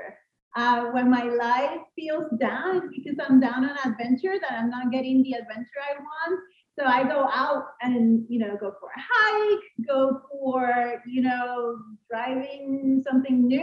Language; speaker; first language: English; non-native, fluent; Spanish